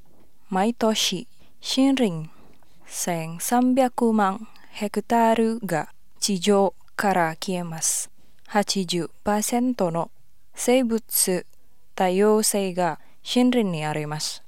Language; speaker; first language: Japanese; non-native, fluent; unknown